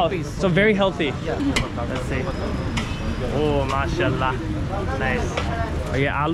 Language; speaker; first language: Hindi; non-native, fluent; English